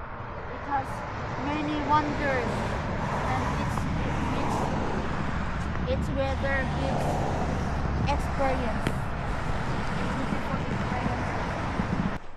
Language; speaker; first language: English; non-native, learner; Filipino